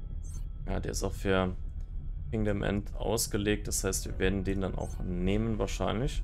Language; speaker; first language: German; native; German